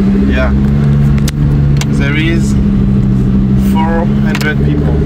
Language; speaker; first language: English; non-native, learner; French